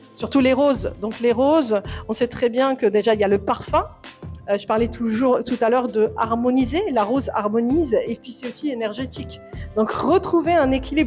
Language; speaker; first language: French; native; French